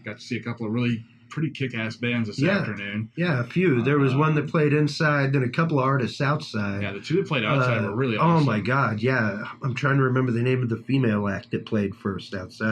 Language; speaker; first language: English; native; English